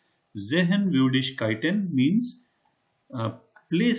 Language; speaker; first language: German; non-native, fluent; Hindi